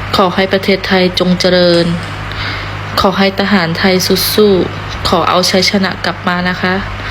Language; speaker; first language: Thai; non-native, fluent; Khmer